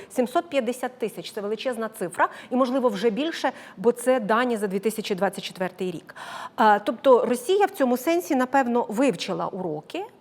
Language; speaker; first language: Ukrainian; native; Ukrainian